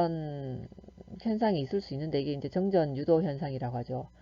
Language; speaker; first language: Korean; native; Korean